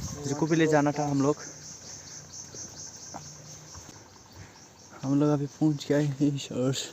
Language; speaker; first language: Hindi; non-native, local second language; Assamese